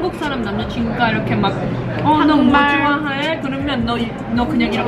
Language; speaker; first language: Korean; early bilingual, heritage; Korean